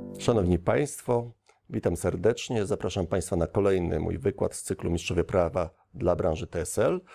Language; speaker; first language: Polish; native; Polish